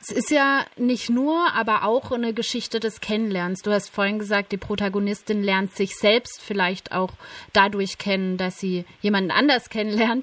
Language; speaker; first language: German; native; German